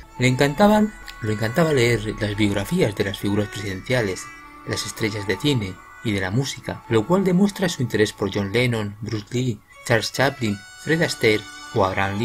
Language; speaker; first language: Spanish; native; Spanish